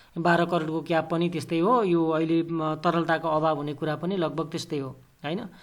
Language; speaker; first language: Nepali; native; Nepali